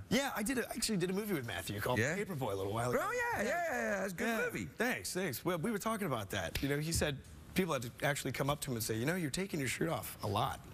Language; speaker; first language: English; native; English